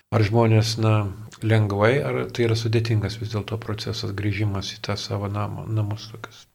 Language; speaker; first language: Lithuanian; native; Lithuanian